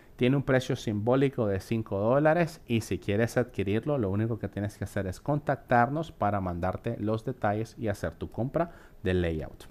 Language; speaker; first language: Spanish; native; Spanish